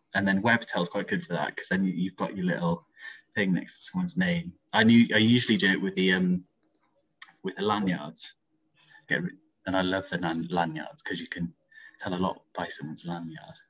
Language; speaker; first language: English; native; English